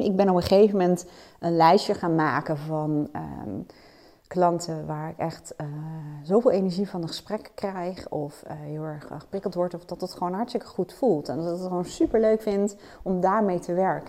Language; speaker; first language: Dutch; native; Dutch